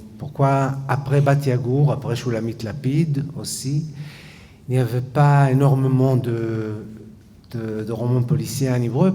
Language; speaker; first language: French; non-native, fluent; Hebrew